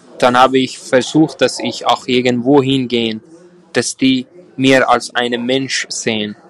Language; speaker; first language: German; non-native, learner; Persian